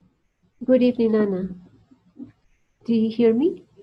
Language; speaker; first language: English; non-native, fluent; Spanish